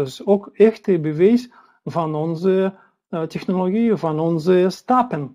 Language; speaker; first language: Dutch; non-native, learner; Russian